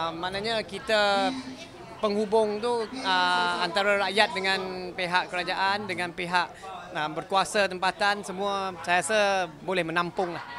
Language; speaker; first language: Malay; non-native, local second language; Chinese